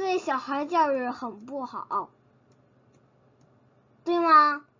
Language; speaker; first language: Chinese; early bilingual, heritage; Chinese